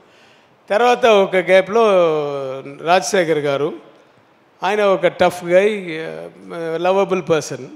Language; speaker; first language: Telugu; non-native, learner; Tamil